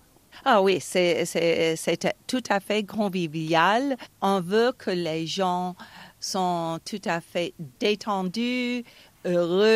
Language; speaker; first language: French; non-native, fluent; English